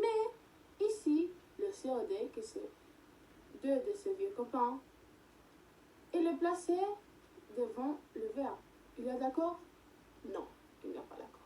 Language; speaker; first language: French; non-native, learner; Spanish